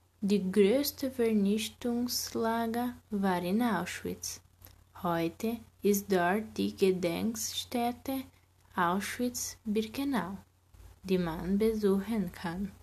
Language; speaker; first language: German; non-native, learner; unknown